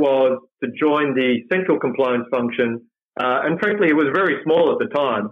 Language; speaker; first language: English; native; English